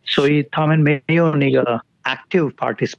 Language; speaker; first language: Chinese; non-native, fluent; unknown